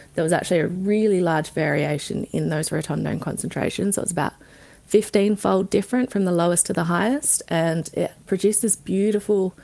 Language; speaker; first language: English; native; English